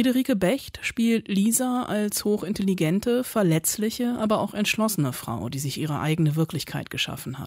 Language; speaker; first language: German; native; German